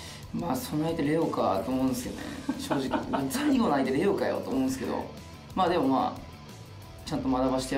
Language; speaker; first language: Japanese; native; Japanese